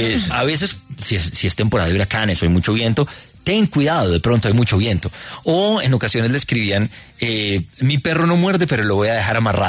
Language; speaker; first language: Spanish; native; Spanish